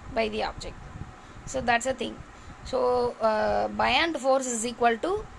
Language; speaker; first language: English; non-native, local second language; Tamil